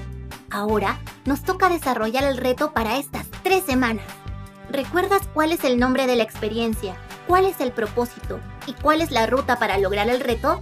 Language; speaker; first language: Spanish; native; Spanish